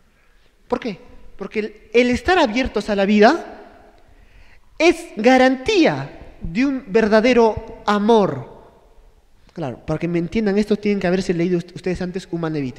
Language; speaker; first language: Spanish; native; Spanish